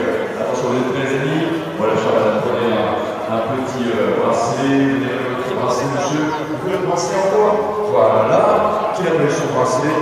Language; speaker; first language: French; native; French